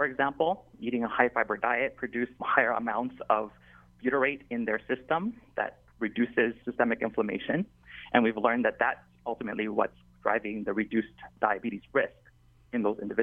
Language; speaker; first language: English; native; English